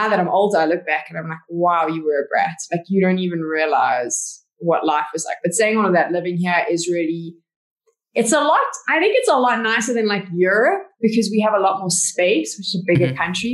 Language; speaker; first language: English; native; English